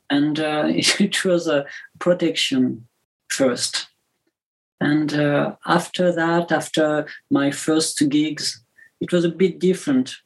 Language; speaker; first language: English; non-native, learner; French